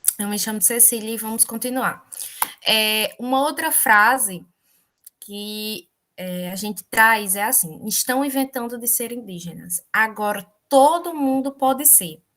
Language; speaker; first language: Portuguese; native; Portuguese